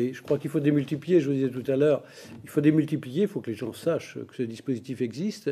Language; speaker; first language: French; native; French